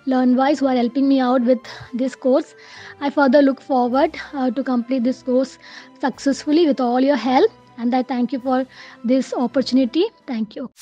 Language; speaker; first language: English; non-native, local second language; Malayalam